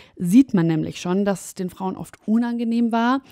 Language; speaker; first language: German; native; German